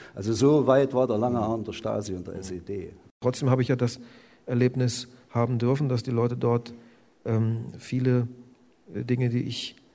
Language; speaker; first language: German; native; German